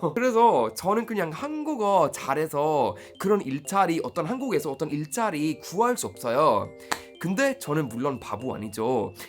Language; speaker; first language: Korean; non-native, fluent; Swedish